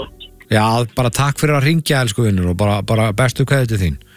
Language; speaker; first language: Icelandic; native; Icelandic